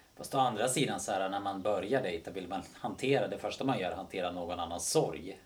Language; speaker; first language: Swedish; early bilingual, other home language; Bosnian